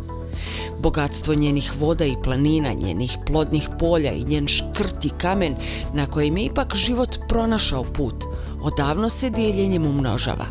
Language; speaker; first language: Bosnian; native; Bosnian